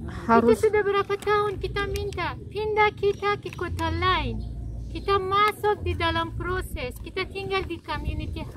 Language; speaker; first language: Indonesian; non-native, learner; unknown